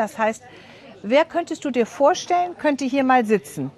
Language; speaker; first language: German; native; German